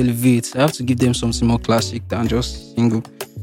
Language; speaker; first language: English; non-native, local second language; Yoruba